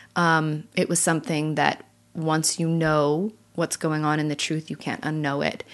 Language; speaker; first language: English; native; English